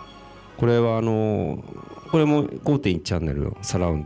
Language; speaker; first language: Japanese; native; Japanese